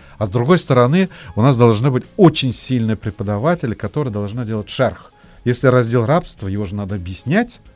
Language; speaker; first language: Russian; non-native, local second language; Tatar